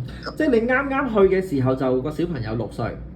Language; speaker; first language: Cantonese; native; Cantonese